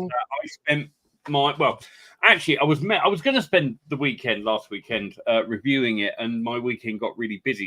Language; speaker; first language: English; native; English